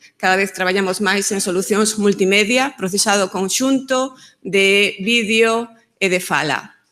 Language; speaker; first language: Galician; non-native, local second language; Spanish